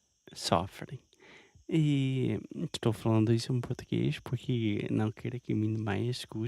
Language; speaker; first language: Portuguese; non-native, fluent; English